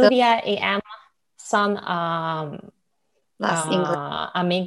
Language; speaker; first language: Spanish; non-native, learner; Russian